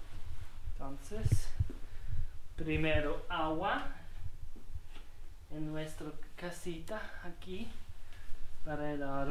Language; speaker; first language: Spanish; non-native, learner; German